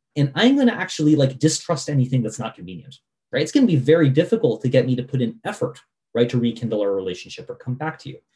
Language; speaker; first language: English; native; English